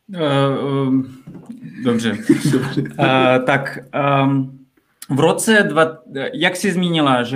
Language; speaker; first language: Czech; non-native, fluent; Kazakh